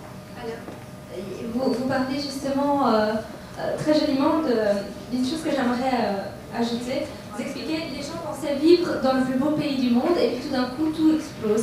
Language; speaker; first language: French; native; French